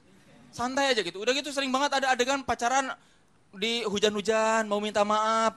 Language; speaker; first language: Indonesian; native; Indonesian